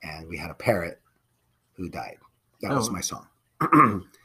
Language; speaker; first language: English; native; English